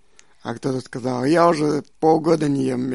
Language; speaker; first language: Czech; non-native, learner; Russian